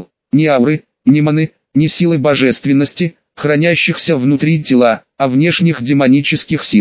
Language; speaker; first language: Russian; native; Russian